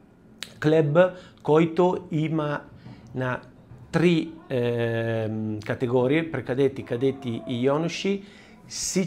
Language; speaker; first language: Bulgarian; non-native, learner; Italian